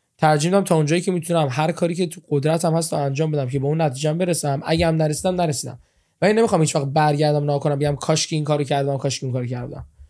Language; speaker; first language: Persian; early bilingual, heritage; Persian